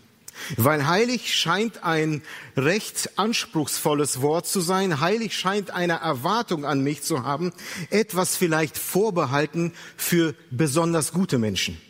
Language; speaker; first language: German; native; German